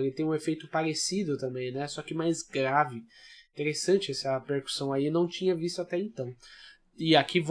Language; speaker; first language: Portuguese; native; Portuguese